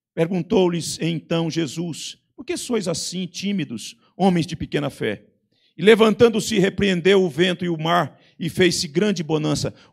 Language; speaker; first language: Portuguese; native; Portuguese